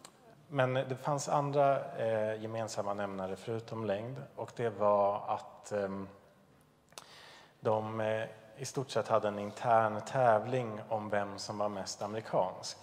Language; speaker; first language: Swedish; native; Swedish